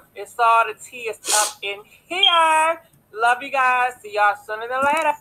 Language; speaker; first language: English; native; English